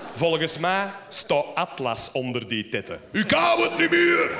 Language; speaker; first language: Dutch; native; Dutch